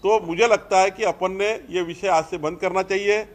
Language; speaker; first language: Hindi; non-native, local second language; Marathi